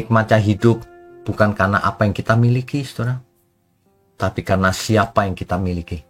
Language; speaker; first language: Indonesian; native; Indonesian